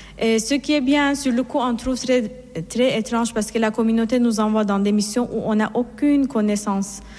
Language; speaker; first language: French; non-native, fluent; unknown